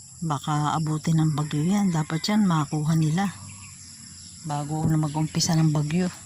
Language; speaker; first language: Filipino; native; Filipino